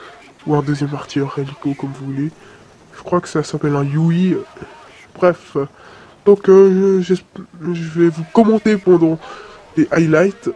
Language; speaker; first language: French; native; French